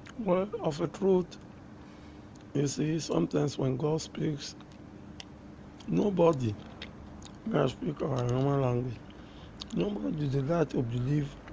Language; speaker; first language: Nigerian Pidgin; native; Nigerian Pidgin